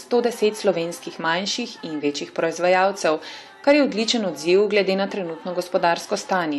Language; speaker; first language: Slovenian; native; Slovenian